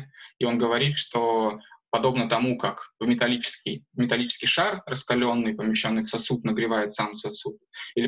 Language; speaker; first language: Russian; native; Russian